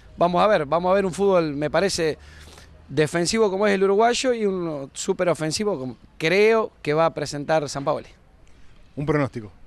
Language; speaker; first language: Spanish; native; Spanish